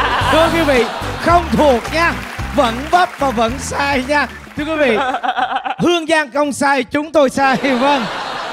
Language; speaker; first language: Vietnamese; native; Vietnamese